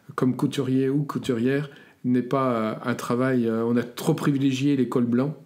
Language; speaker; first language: French; native; French